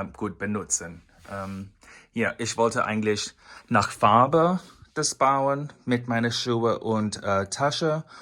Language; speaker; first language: German; non-native, fluent; English